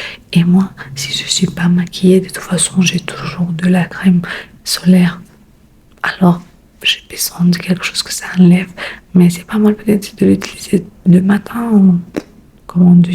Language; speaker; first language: French; non-native, learner; Spanish